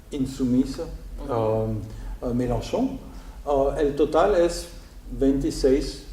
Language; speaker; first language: Spanish; non-native, learner; French